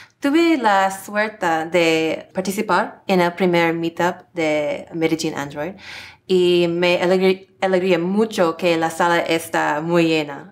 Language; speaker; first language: Spanish; non-native, learner; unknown